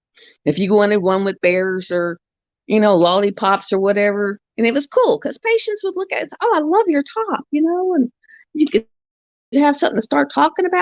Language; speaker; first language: English; native; English